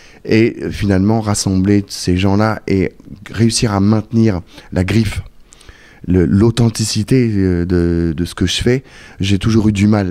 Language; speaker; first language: French; native; French